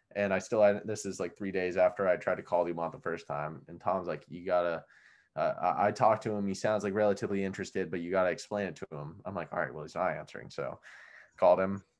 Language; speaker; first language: English; native; English